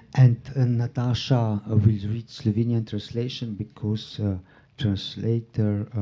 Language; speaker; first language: English; non-native, fluent; Slovenian